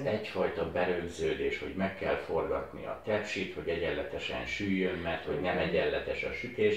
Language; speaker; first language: Hungarian; native; Hungarian